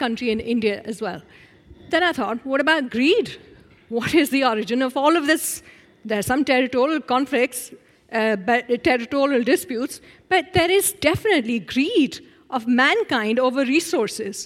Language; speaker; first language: English; non-native, local second language; Urdu